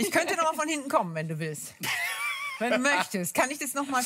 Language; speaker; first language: German; native; German